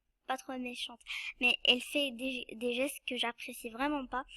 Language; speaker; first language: French; non-native, local second language; Arabic